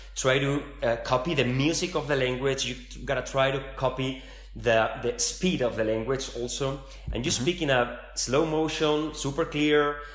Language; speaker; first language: English; non-native, fluent; Spanish